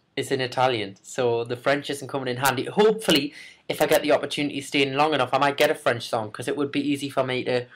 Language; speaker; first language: English; native; English